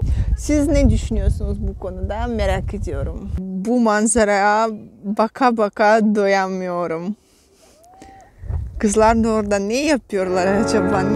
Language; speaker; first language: Turkish; non-native, fluent; Russian